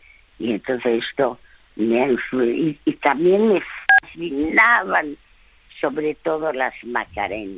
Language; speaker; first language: Spanish; early bilingual, other home language; French